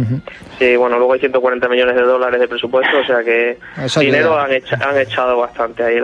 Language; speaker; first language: Spanish; native; Spanish